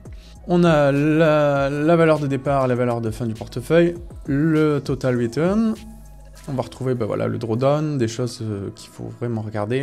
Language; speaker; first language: French; native; French